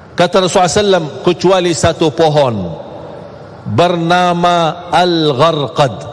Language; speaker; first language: Malay; non-native, fluent; Arabic